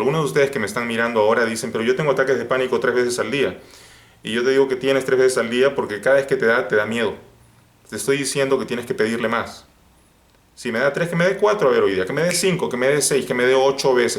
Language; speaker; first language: Spanish; native; Spanish